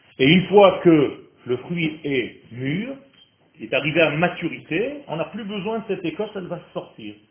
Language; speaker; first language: French; non-native, fluent; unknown